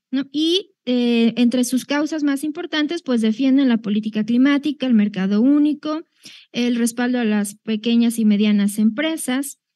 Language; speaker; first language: Spanish; native; Spanish